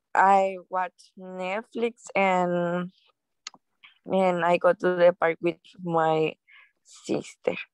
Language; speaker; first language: English; non-native, learner; Spanish